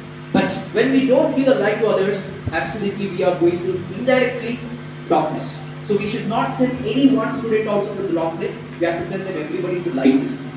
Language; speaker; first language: English; non-native, local second language; Telugu